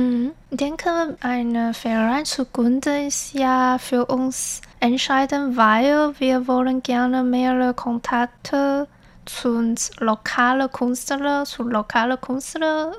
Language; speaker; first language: German; non-native, fluent; Chinese